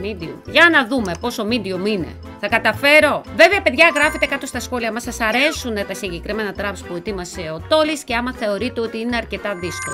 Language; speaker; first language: Greek; native; Greek